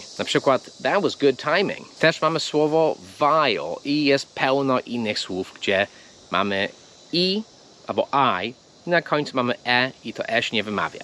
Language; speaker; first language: Polish; non-native, fluent; English